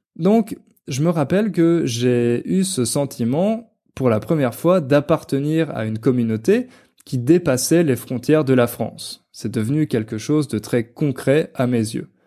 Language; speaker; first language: French; native; French